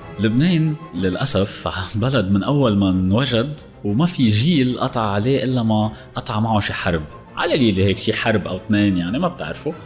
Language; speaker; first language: Arabic; native; Arabic